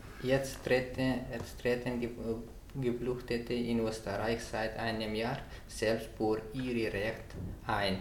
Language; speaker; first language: German; non-native, learner; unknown